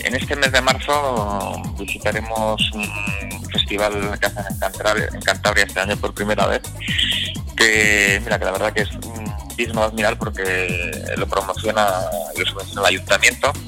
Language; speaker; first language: Spanish; native; Spanish